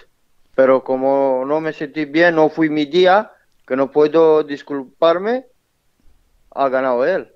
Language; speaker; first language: Spanish; non-native, learner; Romanian